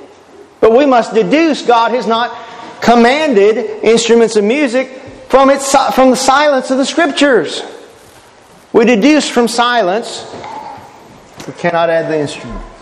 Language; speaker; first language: English; native; English